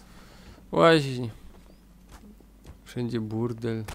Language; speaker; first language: Polish; native; Polish